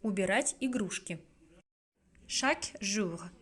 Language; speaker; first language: French; non-native, fluent; Russian